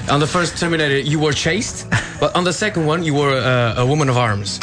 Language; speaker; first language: English; non-native, fluent; Portuguese